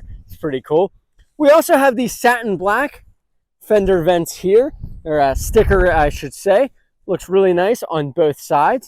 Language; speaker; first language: English; native; English